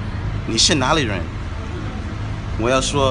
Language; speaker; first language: Chinese; non-native, fluent; English